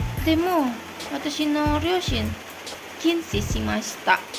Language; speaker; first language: Japanese; non-native, learner; Indonesian